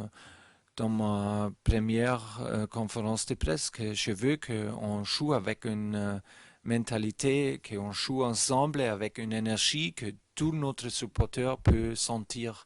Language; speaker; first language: French; non-native, learner; German